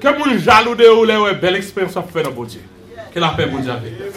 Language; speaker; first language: French; native; French